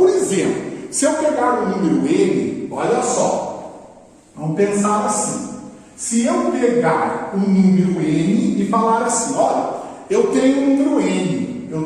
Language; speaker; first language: Portuguese; native; Portuguese